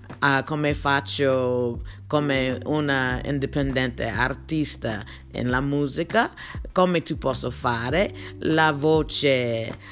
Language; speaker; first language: Italian; non-native, learner; English